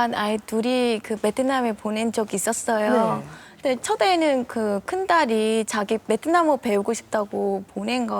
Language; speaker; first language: Korean; non-native, fluent; Vietnamese